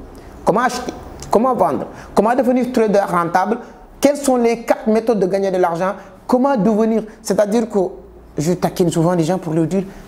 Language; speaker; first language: French; non-native, local second language; Wolof